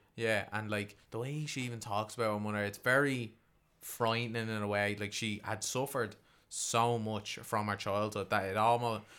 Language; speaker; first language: English; native; English